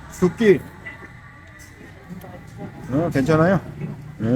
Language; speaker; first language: Korean; non-native, learner; Thai